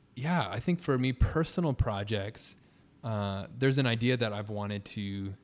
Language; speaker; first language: English; native; English